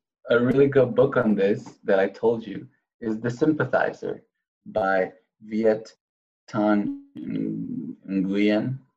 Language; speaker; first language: English; non-native, fluent; Spanish